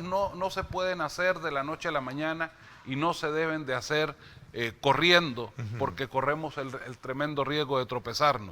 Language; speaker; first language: Spanish; native; Spanish